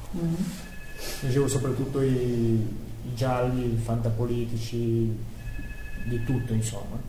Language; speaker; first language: Italian; non-native, fluent; Croatian